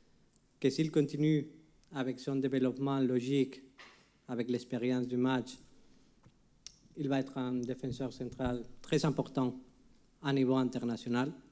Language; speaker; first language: French; non-native, fluent; Spanish